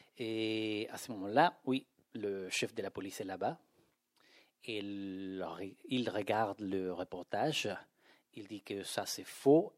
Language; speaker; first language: French; non-native, fluent; Spanish